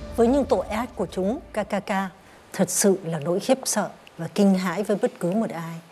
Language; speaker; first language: Vietnamese; native; Vietnamese